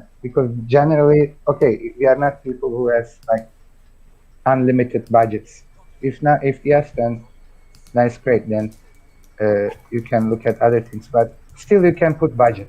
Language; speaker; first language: English; non-native, fluent; Turkish